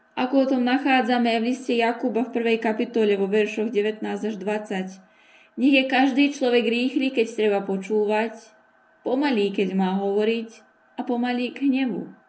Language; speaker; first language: Slovak; early bilingual, heritage; Slovak